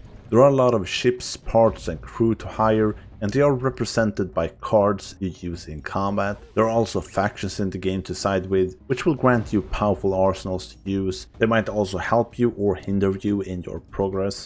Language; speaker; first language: English; non-native, fluent; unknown